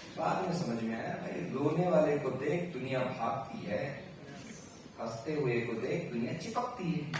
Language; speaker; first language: Hindi; non-native, local second language; Marathi